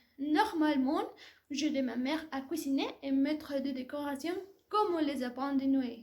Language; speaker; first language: French; non-native, learner; Spanish